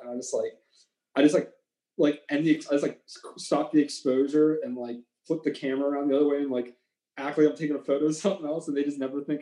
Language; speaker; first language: English; native; English